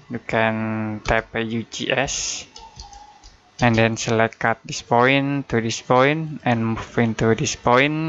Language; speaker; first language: English; non-native, learner; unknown